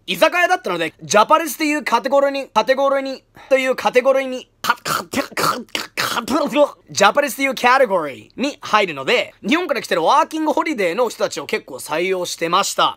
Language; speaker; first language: Japanese; early bilingual, heritage; Japanese